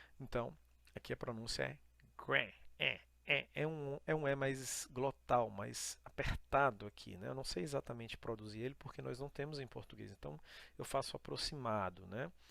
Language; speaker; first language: Portuguese; native; Portuguese